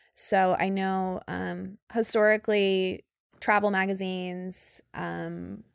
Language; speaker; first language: English; native; English